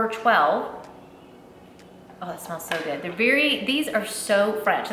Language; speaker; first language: English; native; English